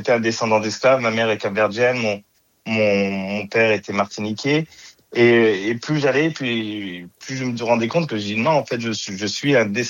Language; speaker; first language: French; native; French